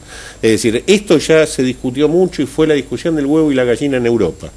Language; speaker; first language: Spanish; native; Spanish